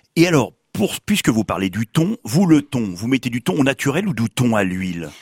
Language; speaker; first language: French; native; French